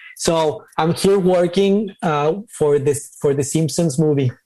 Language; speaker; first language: English; non-native, fluent; Spanish